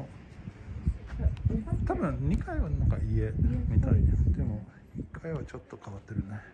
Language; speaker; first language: Japanese; non-native, fluent; Swedish